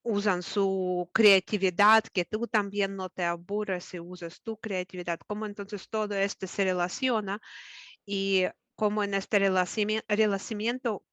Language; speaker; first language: Spanish; non-native, fluent; Russian